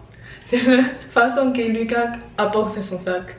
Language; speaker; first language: French; non-native, learner; Chinese